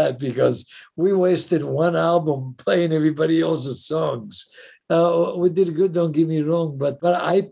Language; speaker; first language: English; non-native, fluent; Italian